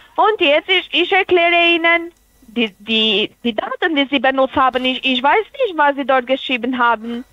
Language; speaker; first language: German; non-native, fluent; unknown